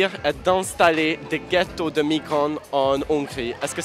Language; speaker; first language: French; non-native, fluent; Hungarian